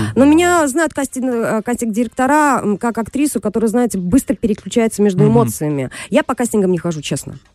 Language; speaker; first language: Russian; native; Russian